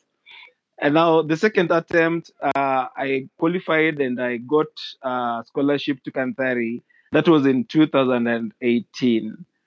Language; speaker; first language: English; non-native, local second language; Luo (Kenya and Tanzania)